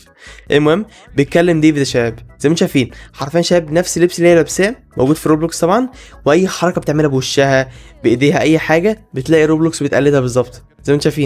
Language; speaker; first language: Arabic; native; Arabic